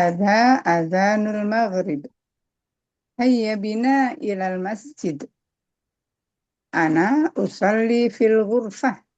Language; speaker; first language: Arabic; non-native, learner; Indonesian